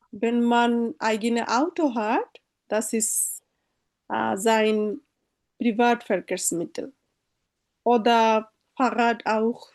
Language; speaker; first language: German; non-native, fluent; Bangla